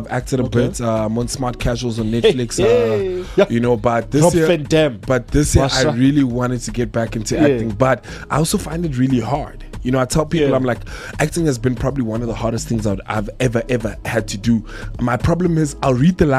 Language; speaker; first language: English; non-native, local second language; Tswana